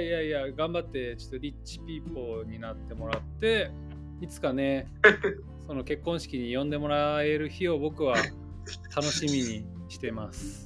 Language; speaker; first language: Japanese; native; Japanese